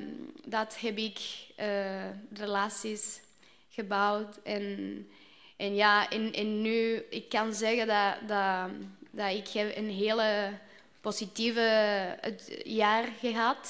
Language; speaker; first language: Dutch; non-native, learner; Spanish